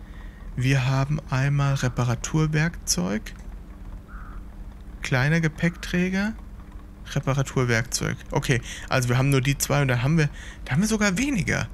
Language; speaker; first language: German; native; German